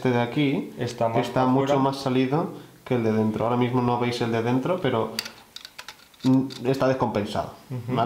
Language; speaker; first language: Spanish; native; Spanish